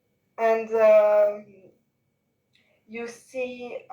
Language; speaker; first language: English; non-native, learner; French